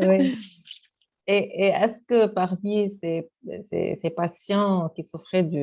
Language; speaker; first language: French; non-native, local second language; Arabic